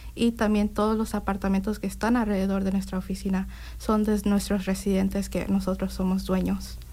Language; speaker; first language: Spanish; early bilingual, heritage; Spanish